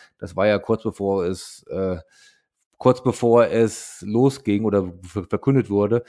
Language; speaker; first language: German; native; German